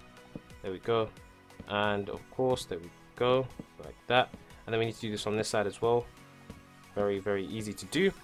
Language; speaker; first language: English; native; English